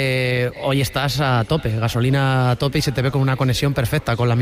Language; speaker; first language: Spanish; native; Spanish